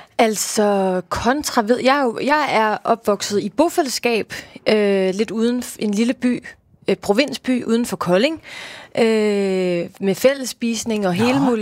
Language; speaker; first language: Danish; native; Danish